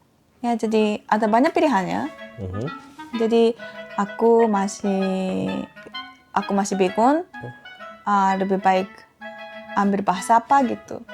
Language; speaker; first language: Indonesian; non-native, fluent; Japanese